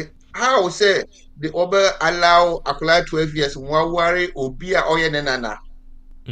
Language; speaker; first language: English; non-native, local second language; Akan